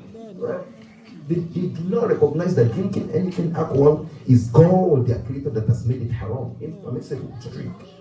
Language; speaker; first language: English; non-native, local second language; Yoruba